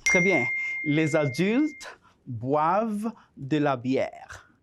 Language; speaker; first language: French; non-native, fluent; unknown